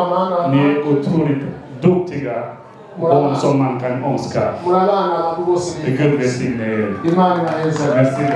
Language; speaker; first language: Swedish; non-native, learner; Rundi